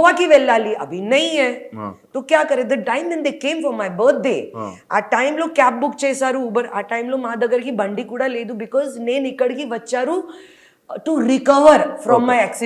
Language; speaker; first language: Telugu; non-native, local second language; Hindi